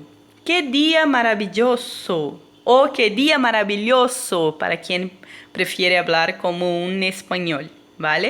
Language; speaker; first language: Spanish; non-native, fluent; Portuguese